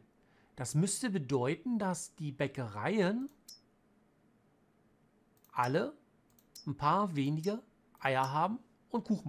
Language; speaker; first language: German; native; German